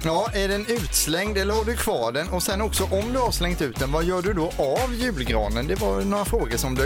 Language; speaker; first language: Swedish; native; Swedish